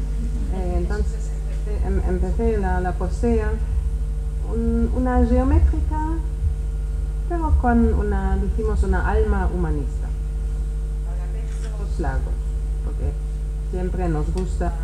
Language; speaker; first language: Spanish; non-native, fluent; Czech